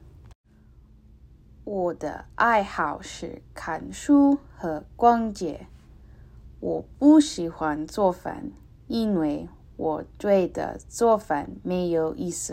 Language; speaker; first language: Chinese; non-native, learner; English